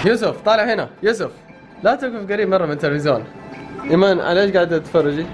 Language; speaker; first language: Arabic; native; Arabic